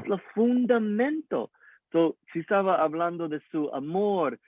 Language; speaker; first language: Spanish; early bilingual, heritage; English